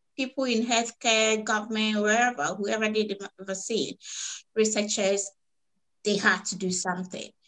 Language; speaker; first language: English; native; English